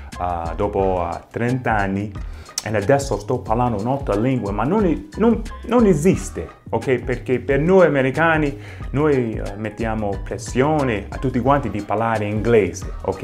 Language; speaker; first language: Italian; non-native, fluent; English